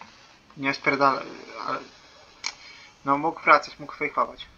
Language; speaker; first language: Polish; native; Polish